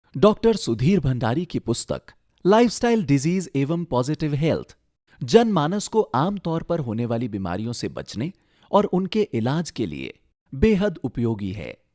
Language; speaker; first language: Hindi; native; Hindi